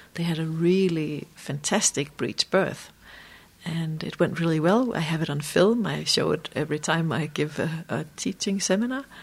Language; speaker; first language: English; non-native, fluent; Danish